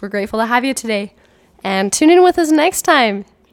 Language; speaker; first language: English; native; English